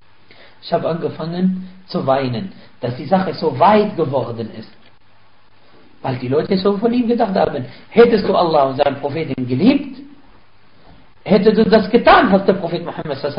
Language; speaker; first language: German; non-native, fluent; Arabic